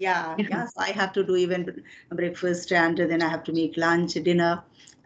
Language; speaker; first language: English; non-native, fluent; Hindi